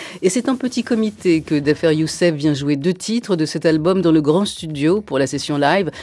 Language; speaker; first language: French; native; French